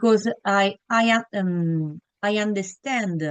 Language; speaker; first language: English; non-native, learner; Italian